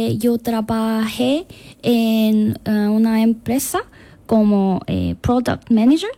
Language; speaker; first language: Spanish; non-native, learner; Korean